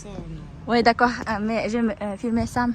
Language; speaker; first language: French; non-native, learner; Kazakh